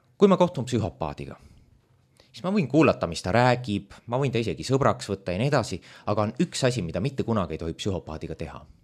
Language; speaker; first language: Estonian; native; Estonian